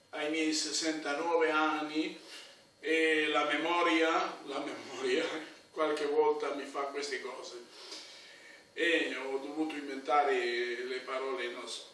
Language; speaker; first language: Italian; non-native, fluent; Spanish